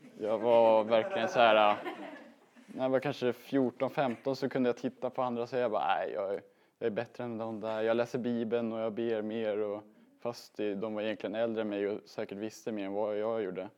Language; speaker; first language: Swedish; native; Swedish